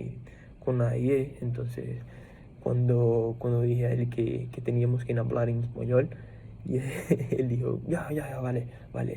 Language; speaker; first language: Spanish; non-native, fluent; Portuguese